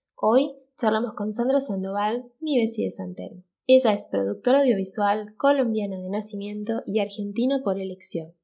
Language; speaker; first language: Spanish; native; Spanish